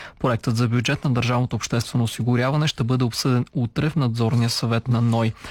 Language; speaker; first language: Bulgarian; native; Bulgarian